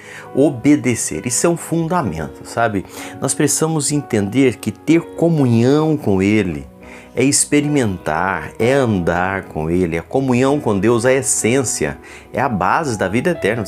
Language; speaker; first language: Portuguese; native; Portuguese